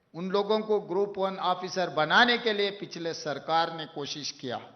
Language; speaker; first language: Hindi; non-native, local second language; Telugu